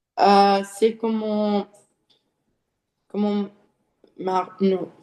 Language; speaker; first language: French; non-native, learner; English